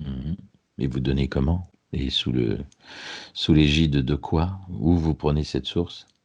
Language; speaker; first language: French; native; French